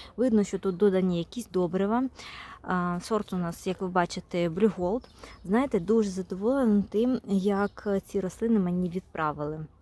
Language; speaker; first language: Ukrainian; non-native, local second language; Russian